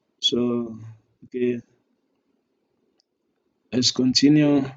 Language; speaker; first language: English; non-native, local second language; Yoruba